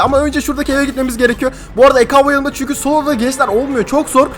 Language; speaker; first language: Turkish; native; Turkish